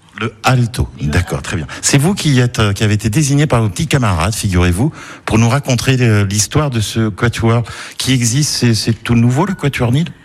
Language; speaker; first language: French; native; French